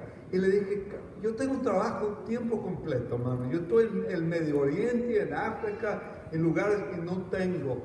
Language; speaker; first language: Spanish; non-native, fluent; English